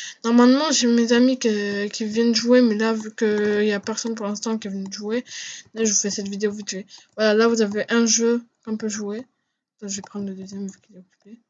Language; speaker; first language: French; native; French